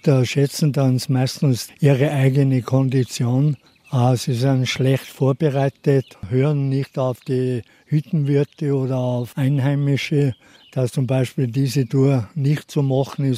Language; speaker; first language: German; native; German